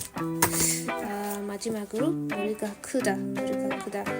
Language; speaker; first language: Korean; non-native, learner; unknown